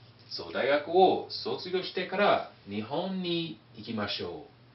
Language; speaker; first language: Japanese; non-native, fluent; English